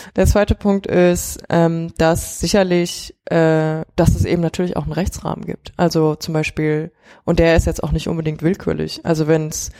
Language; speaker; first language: German; early bilingual, heritage; Chinese